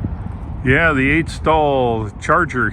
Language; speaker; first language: English; native; English